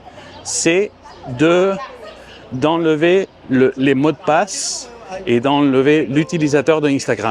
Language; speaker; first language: French; non-native, fluent; Spanish